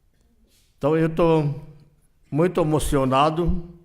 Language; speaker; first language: Portuguese; non-native, local second language; Yanomámi